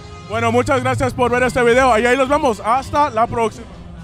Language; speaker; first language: Spanish; early bilingual, heritage; Spanish